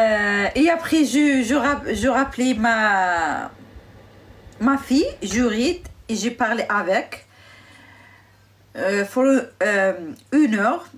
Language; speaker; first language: French; non-native, learner; Arabic